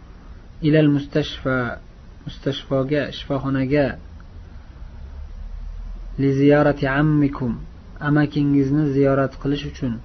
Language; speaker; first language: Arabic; non-native, fluent; Uzbek